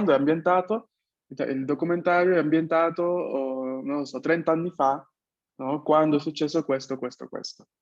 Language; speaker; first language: Italian; non-native, fluent; Spanish